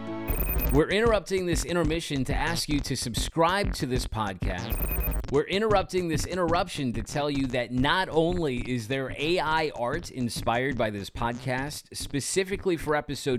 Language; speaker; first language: English; native; English